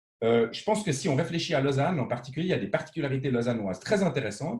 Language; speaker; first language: French; native; French